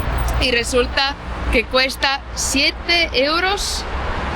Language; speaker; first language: Spanish; non-native, fluent; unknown